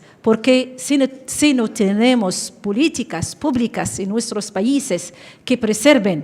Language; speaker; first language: Spanish; non-native, fluent; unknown